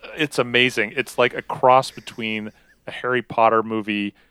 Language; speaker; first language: English; native; English